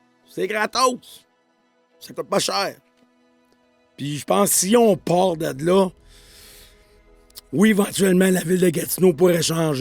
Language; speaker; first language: French; native; French